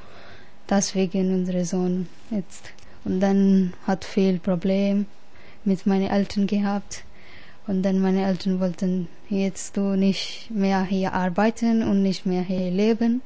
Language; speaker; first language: German; non-native, learner; Punjabi